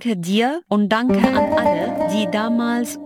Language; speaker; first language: German; non-native, fluent; Arabic